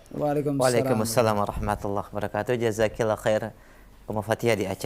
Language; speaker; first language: Indonesian; native; Indonesian